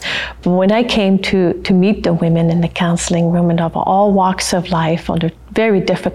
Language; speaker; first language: English; non-native, fluent; French